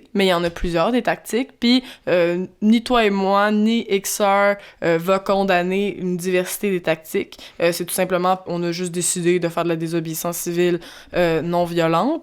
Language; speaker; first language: French; native; French